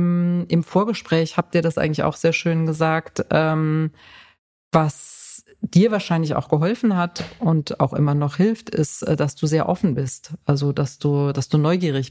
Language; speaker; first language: German; native; German